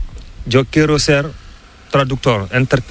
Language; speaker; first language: Spanish; non-native, learner; Fula